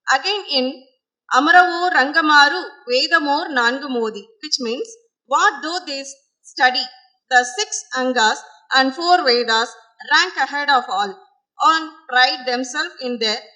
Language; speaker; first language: English; non-native, local second language; Tamil